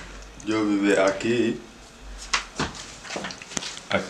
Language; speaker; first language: Spanish; non-native, learner; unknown